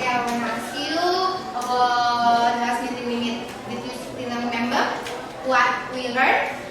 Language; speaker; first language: English; non-native, learner; Indonesian